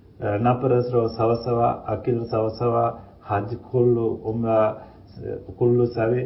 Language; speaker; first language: Arabic; non-native, learner; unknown